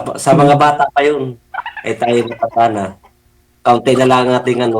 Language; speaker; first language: Filipino; non-native, local second language; Cebuano